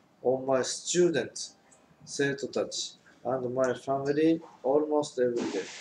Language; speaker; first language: English; non-native, fluent; Japanese